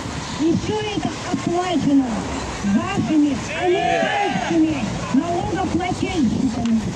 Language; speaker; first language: Russian; native; Russian